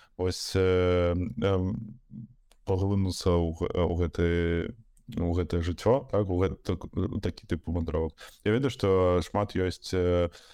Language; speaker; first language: Belarusian; native; Belarusian